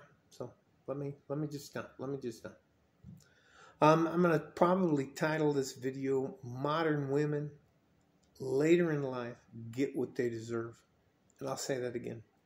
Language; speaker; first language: English; native; English